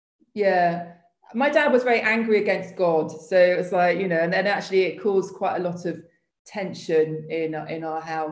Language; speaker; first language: English; native; English